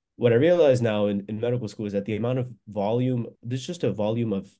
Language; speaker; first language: English; native; English